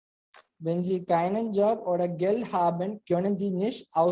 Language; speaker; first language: German; non-native, learner; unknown